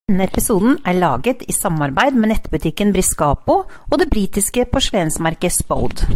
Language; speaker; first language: Norwegian; native; Norwegian